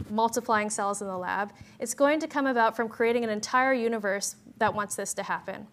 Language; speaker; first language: English; native; English